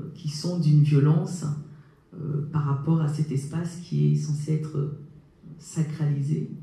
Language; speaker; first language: French; native; French